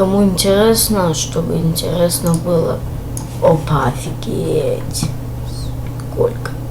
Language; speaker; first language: Russian; early bilingual, heritage; Russian